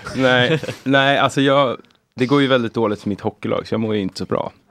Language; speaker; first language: Swedish; early bilingual, other home language; English